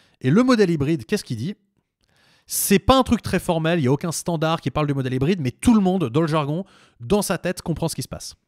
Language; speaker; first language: French; native; French